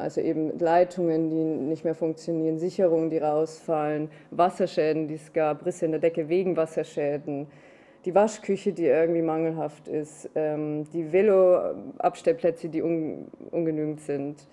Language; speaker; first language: German; native; German